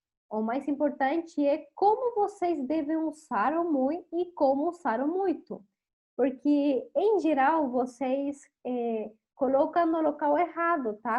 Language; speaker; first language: Portuguese; non-native, fluent; Spanish